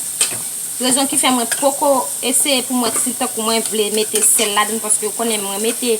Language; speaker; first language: French; non-native, local second language; Haitian Creole